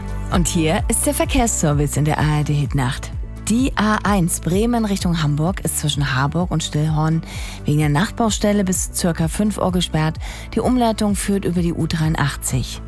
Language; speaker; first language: German; native; German